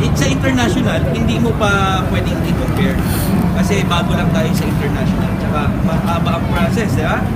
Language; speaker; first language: Filipino; non-native, local second language; Bikol